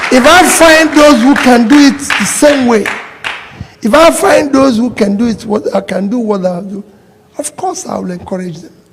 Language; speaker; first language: English; non-native, local second language; Igbo